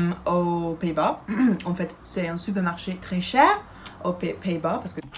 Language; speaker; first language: French; non-native, learner; Dutch